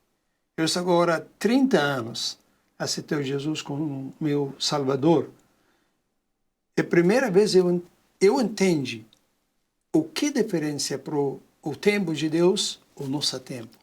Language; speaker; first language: Portuguese; non-native, learner; Arabic